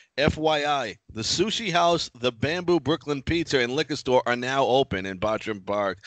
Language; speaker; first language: English; native; English